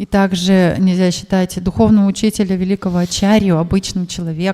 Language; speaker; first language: Russian; native; Russian